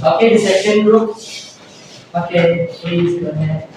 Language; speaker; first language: English; non-native, learner; Indonesian